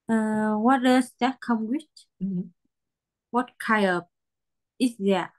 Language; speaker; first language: English; non-native, learner; Vietnamese